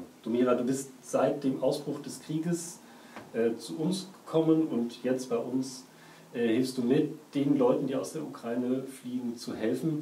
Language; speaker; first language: German; native; German